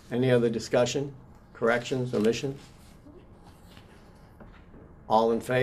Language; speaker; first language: English; native; English